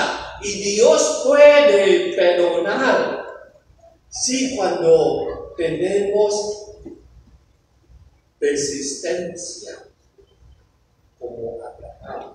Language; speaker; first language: Spanish; non-native, fluent; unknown